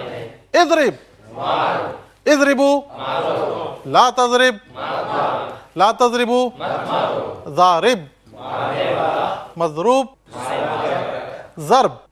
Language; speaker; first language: Arabic; non-native, fluent; Urdu